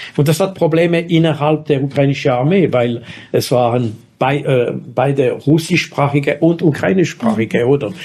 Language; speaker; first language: German; non-native, local second language; French